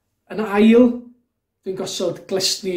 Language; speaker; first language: Welsh; native; Welsh